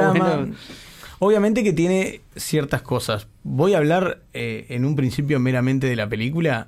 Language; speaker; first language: Spanish; native; Spanish